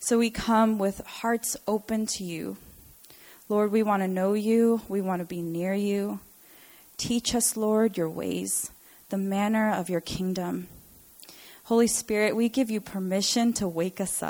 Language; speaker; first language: English; native; English